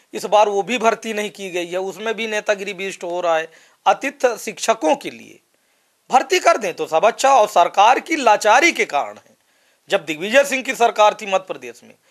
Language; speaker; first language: Hindi; native; Hindi